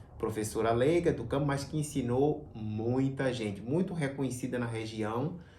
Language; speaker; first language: Portuguese; native; Portuguese